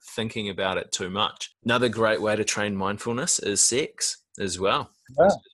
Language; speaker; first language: English; native; English